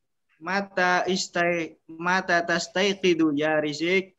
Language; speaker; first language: Arabic; non-native, learner; Indonesian